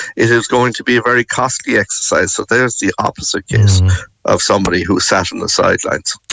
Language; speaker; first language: English; native; English